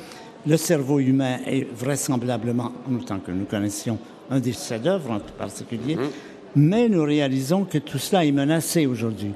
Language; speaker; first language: French; native; French